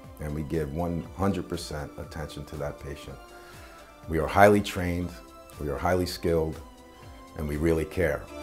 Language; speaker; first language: English; native; English